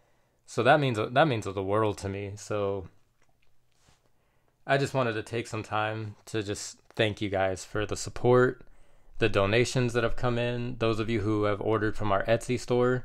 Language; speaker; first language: English; native; English